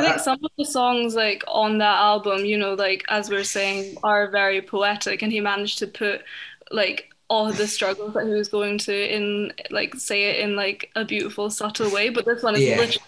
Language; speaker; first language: English; native; English